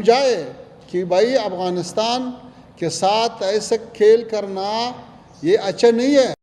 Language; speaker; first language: Hindi; non-native, fluent; Pashto